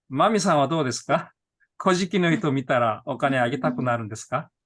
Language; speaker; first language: Japanese; non-native, fluent; Korean